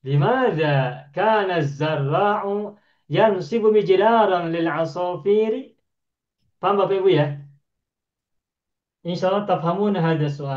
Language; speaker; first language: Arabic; non-native, fluent; Indonesian